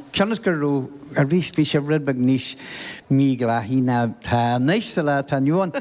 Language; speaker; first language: Irish; non-native, local second language; English